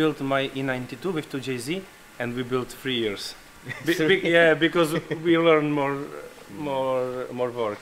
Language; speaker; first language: English; non-native, learner; Czech